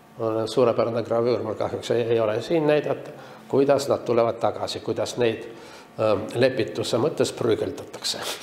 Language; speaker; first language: Estonian; non-native, local second language; Russian